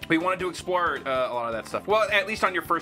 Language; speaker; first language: English; native; English